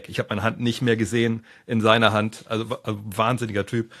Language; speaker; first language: German; native; German